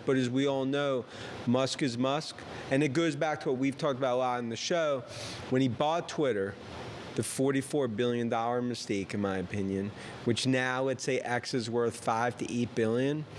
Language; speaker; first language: English; native; English